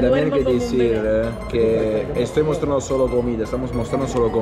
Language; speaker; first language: Spanish; non-native, fluent; Italian